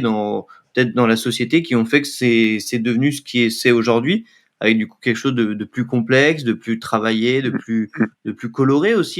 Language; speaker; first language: French; native; French